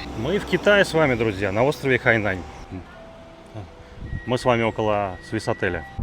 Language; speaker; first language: Russian; native; Russian